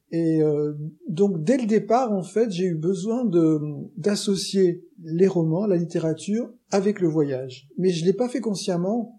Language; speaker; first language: French; native; French